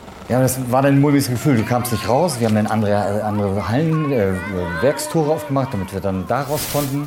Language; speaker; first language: German; native; German